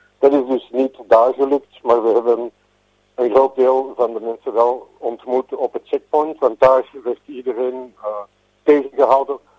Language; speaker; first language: Dutch; native; Dutch